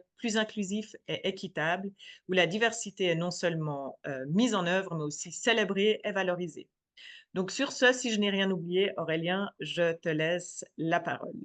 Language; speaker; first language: French; native; French